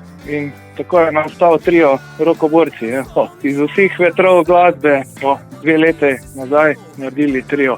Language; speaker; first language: Slovenian; native; Slovenian